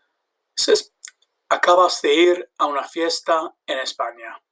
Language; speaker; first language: Spanish; non-native, fluent; English